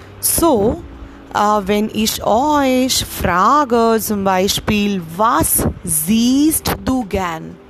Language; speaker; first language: German; non-native, learner; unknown